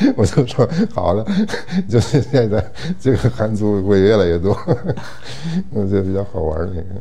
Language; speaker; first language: Chinese; non-native, fluent; Italian